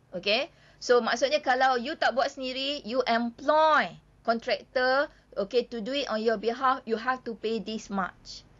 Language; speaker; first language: English; non-native, local second language; Malay